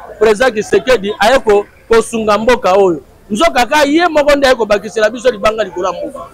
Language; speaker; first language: Lingala; native; Lingala